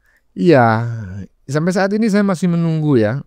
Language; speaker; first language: Indonesian; native; Indonesian